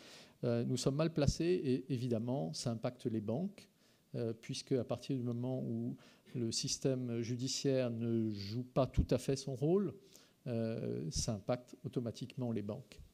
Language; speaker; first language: French; native; French